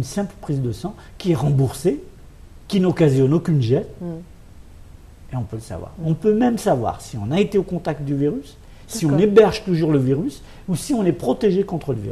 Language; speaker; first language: French; non-native, local second language; Arabic